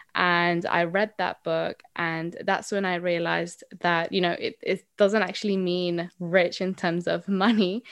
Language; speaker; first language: English; non-native, fluent; Spanish